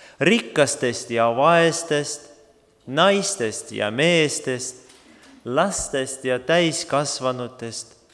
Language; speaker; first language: Estonian; non-native, local second language; Russian